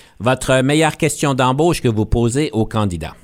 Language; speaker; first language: French; native; French